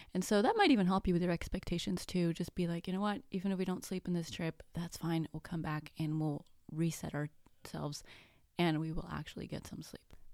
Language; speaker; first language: English; non-native, fluent; Spanish